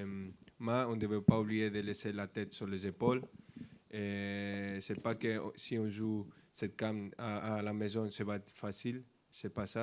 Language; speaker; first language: French; non-native, fluent; Spanish